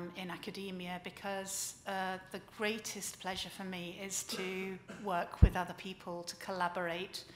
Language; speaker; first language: English; native; English